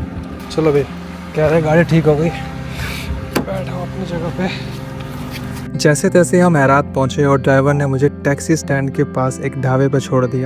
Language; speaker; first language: Hindi; native; Hindi